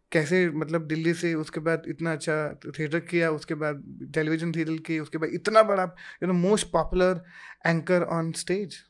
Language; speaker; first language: Hindi; native; Hindi